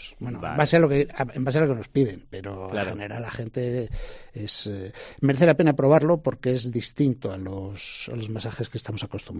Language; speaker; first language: Spanish; native; Spanish